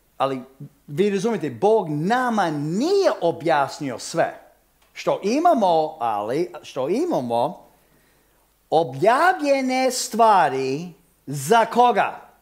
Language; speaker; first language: Croatian; early bilingual, heritage; Croatian